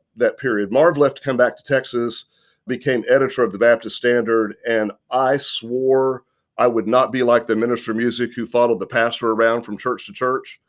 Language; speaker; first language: English; native; English